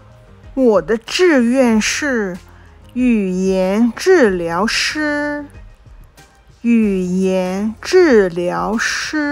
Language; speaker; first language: Chinese; non-native, local second language; Cantonese